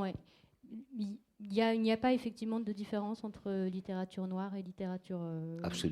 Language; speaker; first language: French; native; French